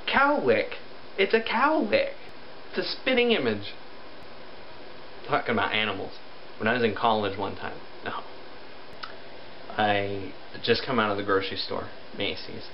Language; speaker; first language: English; native; English